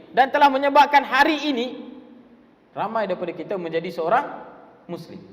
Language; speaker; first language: Malay; non-native, local second language; Tamil